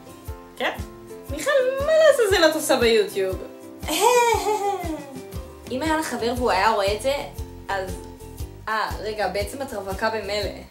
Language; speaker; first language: Hebrew; native; Hebrew